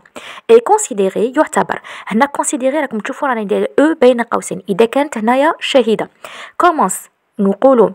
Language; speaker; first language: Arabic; native; Arabic